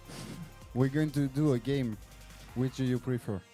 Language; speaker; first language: English; non-native, learner; French